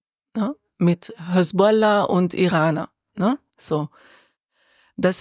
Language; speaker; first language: German; non-native, learner; Arabic